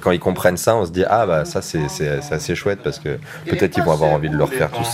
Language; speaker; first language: French; native; French